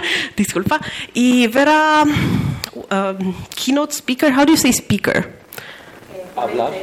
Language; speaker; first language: Spanish; non-native, fluent; Romanian